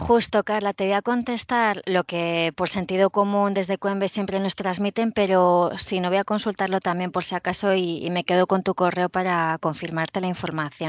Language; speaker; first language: Spanish; native; Spanish